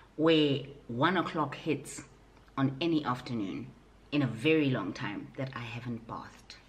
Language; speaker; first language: English; non-native, local second language; Southern Sotho